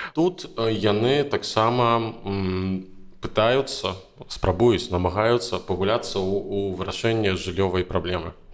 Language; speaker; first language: Belarusian; native; Belarusian